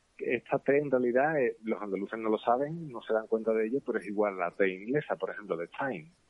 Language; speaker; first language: Spanish; native; Spanish